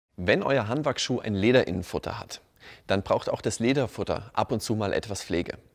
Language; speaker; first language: German; native; German